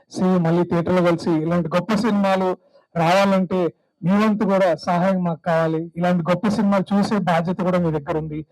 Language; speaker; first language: Telugu; native; Telugu